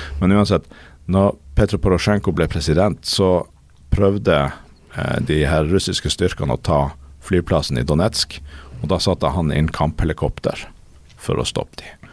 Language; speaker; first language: Norwegian; native; Norwegian